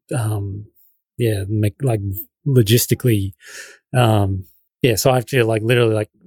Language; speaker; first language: English; native; English